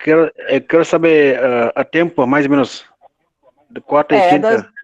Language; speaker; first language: Portuguese; non-native, learner; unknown